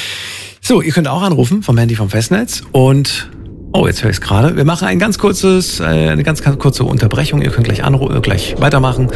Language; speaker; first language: German; native; German